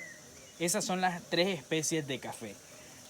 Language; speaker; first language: Spanish; native; Spanish